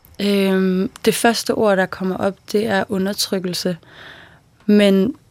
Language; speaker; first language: Danish; early bilingual, other home language; Persian